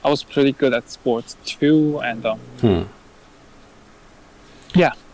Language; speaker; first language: English; non-native, fluent; Chinese